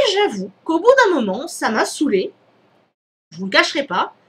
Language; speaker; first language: French; native; French